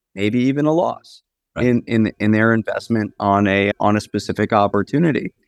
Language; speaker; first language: English; native; English